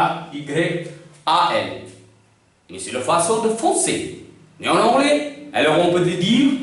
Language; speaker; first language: French; non-native, learner; Hindi